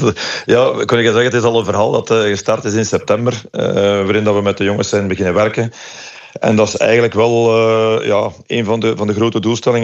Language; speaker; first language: Dutch; native; Dutch